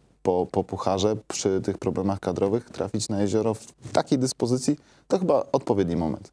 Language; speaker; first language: Polish; native; Polish